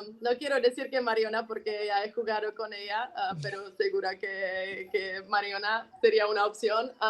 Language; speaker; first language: Spanish; non-native, fluent; Czech